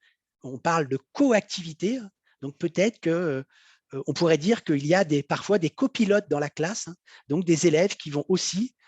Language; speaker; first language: French; native; French